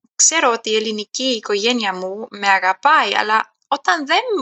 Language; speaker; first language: Greek; non-native, fluent; German